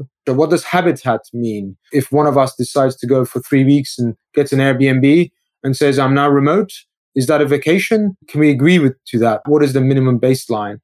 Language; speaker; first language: English; native; English